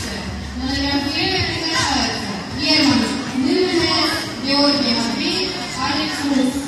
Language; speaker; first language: Russian; native; Russian